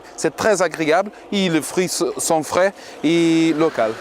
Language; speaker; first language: French; non-native, fluent; Portuguese